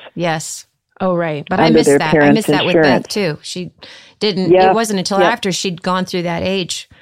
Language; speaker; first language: English; native; English